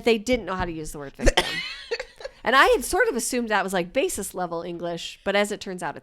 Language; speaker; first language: English; native; English